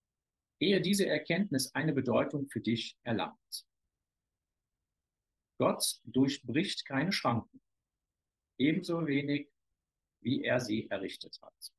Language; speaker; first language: German; native; German